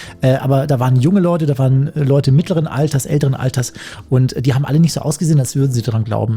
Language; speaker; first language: German; native; German